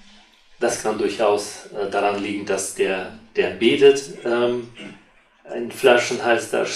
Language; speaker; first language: German; non-native, fluent; Russian